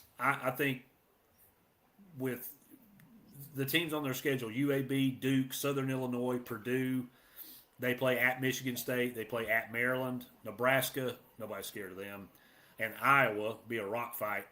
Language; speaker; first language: English; native; English